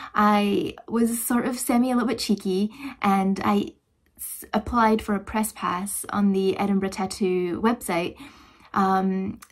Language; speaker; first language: English; native; English